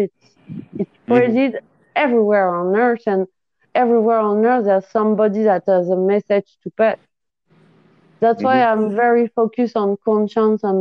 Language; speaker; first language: English; non-native, fluent; French